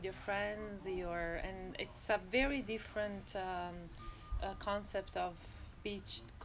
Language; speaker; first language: English; non-native, fluent; Italian